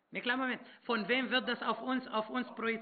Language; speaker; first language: German; non-native, fluent; Arabic